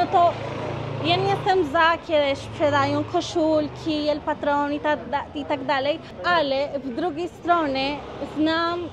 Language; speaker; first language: Polish; non-native, learner; Spanish